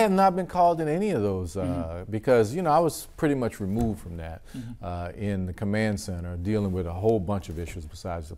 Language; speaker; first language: English; native; English